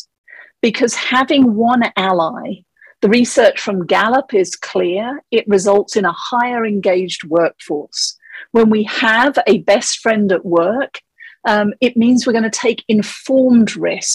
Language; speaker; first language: English; native; English